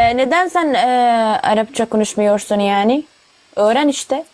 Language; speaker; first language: Turkish; non-native, learner; Arabic